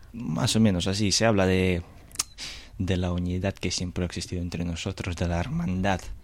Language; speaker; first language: Spanish; non-native, fluent; Russian